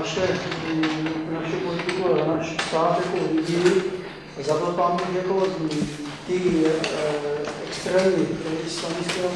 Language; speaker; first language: Czech; non-native, fluent; Arabic